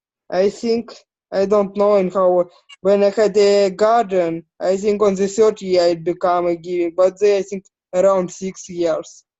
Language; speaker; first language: English; non-native, learner; Ukrainian